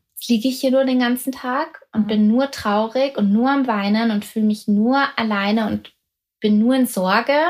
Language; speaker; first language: German; native; German